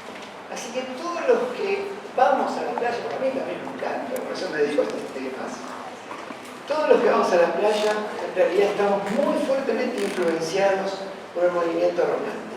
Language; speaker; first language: Spanish; native; Spanish